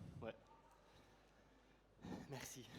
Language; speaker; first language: French; non-native, fluent; English